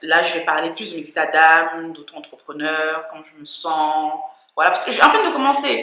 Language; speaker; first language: French; native; French